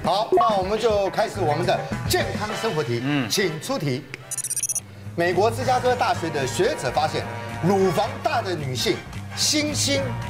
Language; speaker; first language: Chinese; native; Chinese